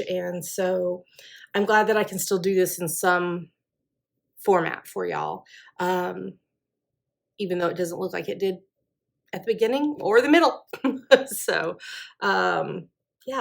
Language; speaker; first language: English; native; English